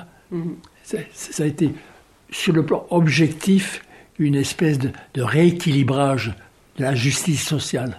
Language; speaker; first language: French; native; French